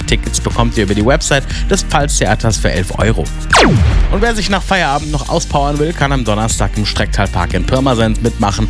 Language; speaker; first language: German; native; German